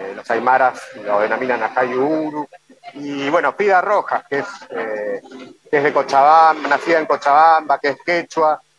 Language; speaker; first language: Spanish; native; Spanish